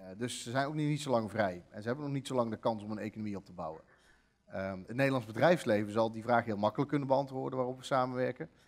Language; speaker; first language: Dutch; native; Dutch